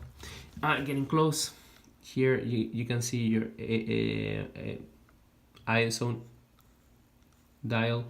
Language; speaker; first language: English; non-native, fluent; Spanish